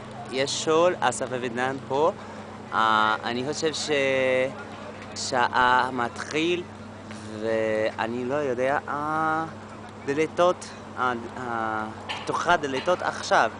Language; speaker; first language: Hebrew; non-native, learner; Portuguese